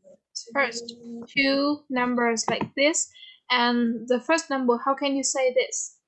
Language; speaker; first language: English; non-native, fluent; Vietnamese